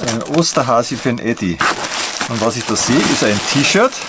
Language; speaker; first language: German; native; German